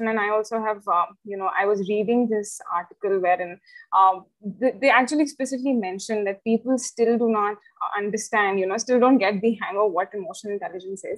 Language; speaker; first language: English; non-native, local second language; Hindi